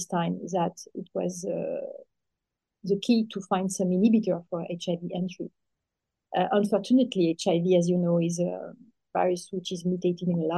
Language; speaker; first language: English; non-native, fluent; French